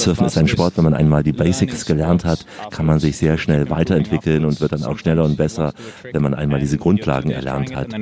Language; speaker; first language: German; native; German